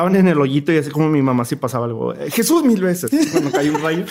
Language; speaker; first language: Spanish; native; Spanish